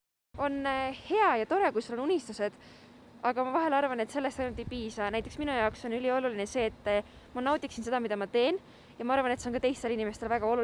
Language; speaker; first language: Estonian; native; Estonian